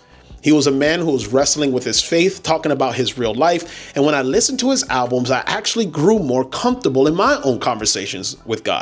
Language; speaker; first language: English; native; English